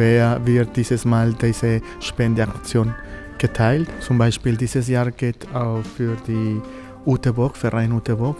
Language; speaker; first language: German; non-native, fluent; Spanish